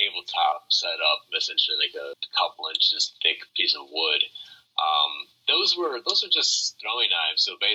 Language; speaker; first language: English; native; English